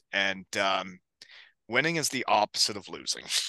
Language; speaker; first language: English; native; English